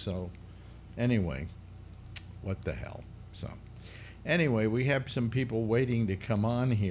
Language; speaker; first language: English; native; English